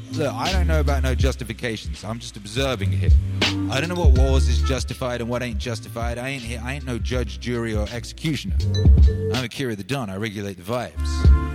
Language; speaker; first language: English; native; English